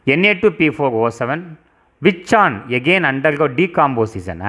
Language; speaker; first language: English; non-native, local second language; Tamil